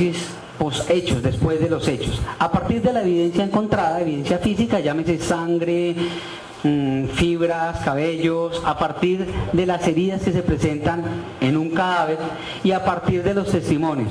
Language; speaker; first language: Spanish; native; Spanish